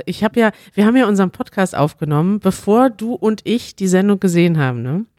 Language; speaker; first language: German; native; German